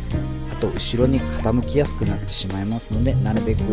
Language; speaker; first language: Japanese; native; Japanese